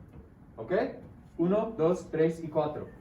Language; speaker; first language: Spanish; non-native, fluent; English